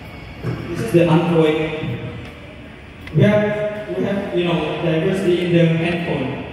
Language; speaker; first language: English; non-native, fluent; Indonesian